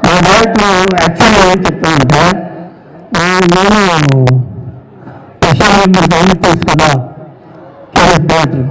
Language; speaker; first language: Telugu; non-native, learner; Malayalam